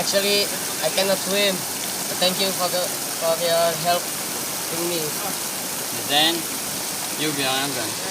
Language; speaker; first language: English; non-native, learner; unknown